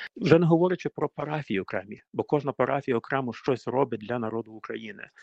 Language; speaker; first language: Ukrainian; native; Ukrainian